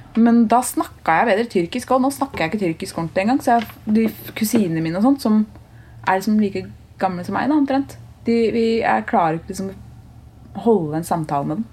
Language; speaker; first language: Norwegian; early bilingual, other home language; Turkish